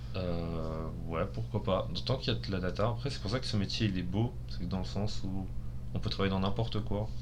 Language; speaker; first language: French; early bilingual, other home language; Spanish